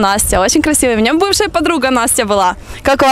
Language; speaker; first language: Russian; native; Russian